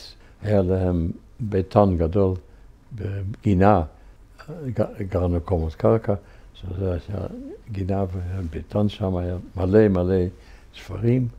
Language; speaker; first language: Hebrew; non-native, fluent; Dutch